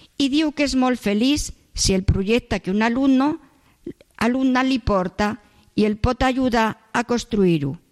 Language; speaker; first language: Catalan; non-native, local second language; Spanish